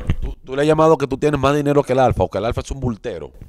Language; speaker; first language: Spanish; native; Spanish